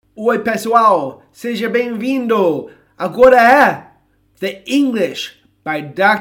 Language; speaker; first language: Portuguese; non-native, fluent; English